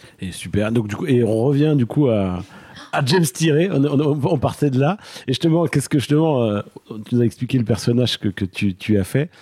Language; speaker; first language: French; native; French